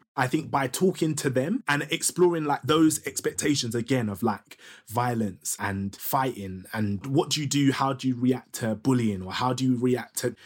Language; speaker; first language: English; native; English